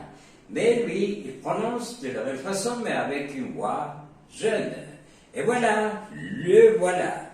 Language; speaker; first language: French; non-native, fluent; Spanish